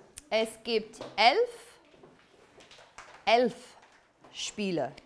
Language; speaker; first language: German; non-native, fluent; English